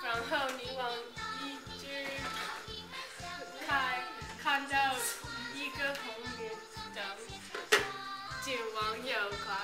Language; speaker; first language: Chinese; non-native, learner; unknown